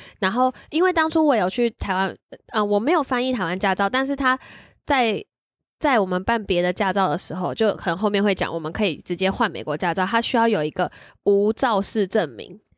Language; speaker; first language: Chinese; native; Chinese